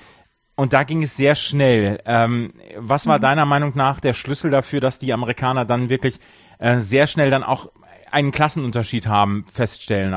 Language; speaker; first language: German; native; German